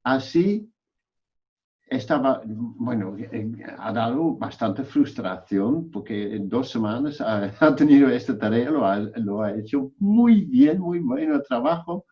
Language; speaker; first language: Spanish; non-native, fluent; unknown